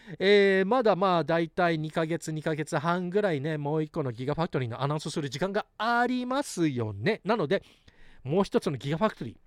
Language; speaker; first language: Japanese; early bilingual, heritage; Japanese